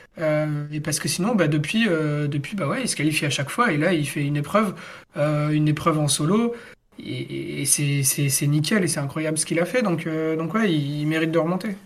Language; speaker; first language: French; native; French